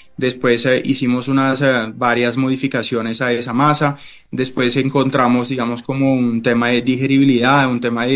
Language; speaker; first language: Spanish; non-native, fluent; Italian